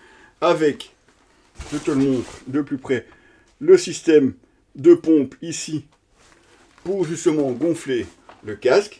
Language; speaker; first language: French; native; French